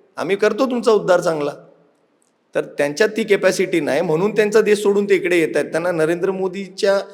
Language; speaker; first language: Marathi; non-native, local second language; Urdu